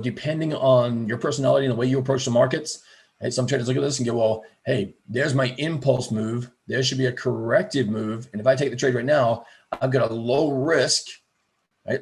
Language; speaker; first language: English; native; English